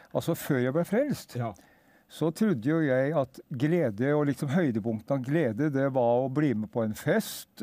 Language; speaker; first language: Norwegian; native; Norwegian